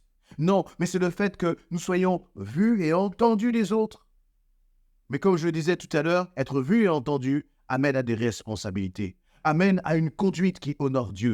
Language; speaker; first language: French; native; French